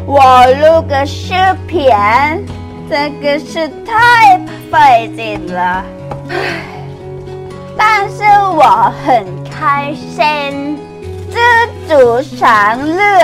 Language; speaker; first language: Chinese; non-native, learner; Thai